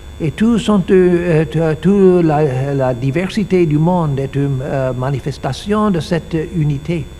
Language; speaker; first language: French; non-native, learner; English